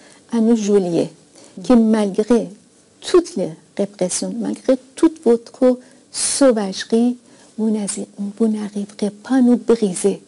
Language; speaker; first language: French; non-native, fluent; Persian